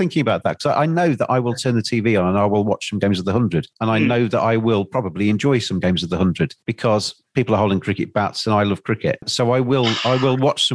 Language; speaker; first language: English; native; English